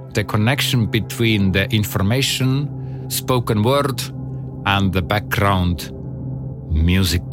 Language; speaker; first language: English; non-native, learner; Estonian